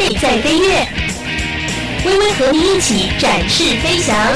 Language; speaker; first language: Chinese; native; Chinese